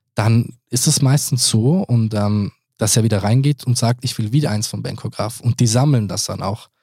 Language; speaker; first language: German; early bilingual, other home language; Serbian